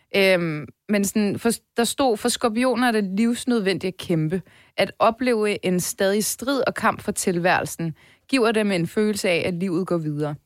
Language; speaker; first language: Danish; early bilingual, other home language; Persian